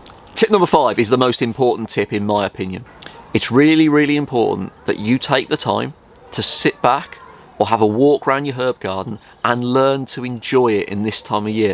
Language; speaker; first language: English; native; English